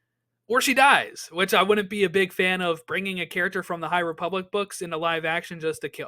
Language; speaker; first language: English; native; English